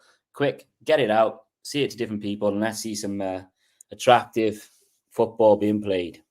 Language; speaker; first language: English; native; English